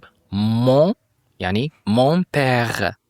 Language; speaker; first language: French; non-native, fluent; Uzbek